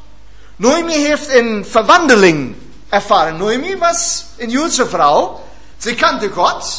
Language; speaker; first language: Dutch; non-native, learner; German